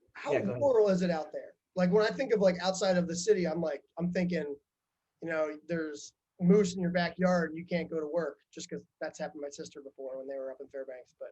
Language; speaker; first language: English; native; English